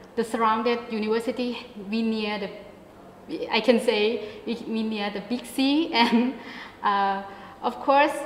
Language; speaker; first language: English; non-native, learner; Thai